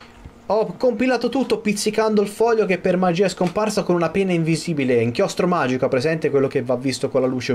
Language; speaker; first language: Italian; native; Italian